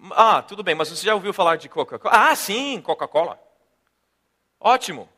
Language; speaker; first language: Portuguese; non-native, fluent; English